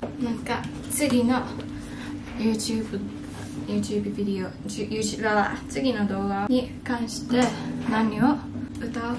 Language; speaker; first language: Japanese; early bilingual, heritage; English